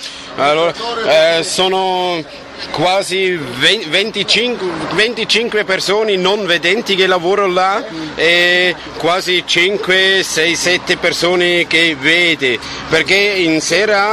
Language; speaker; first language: Italian; non-native, learner; German